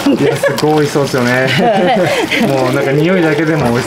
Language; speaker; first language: Japanese; native; Japanese